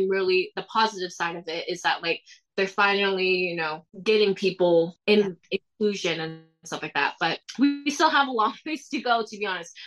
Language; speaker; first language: English; early bilingual, other home language; Thai